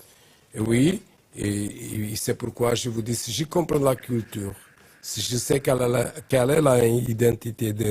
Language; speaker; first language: French; non-native, learner; Portuguese